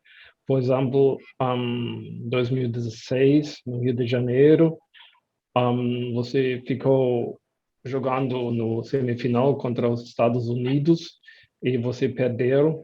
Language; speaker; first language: Portuguese; non-native, fluent; German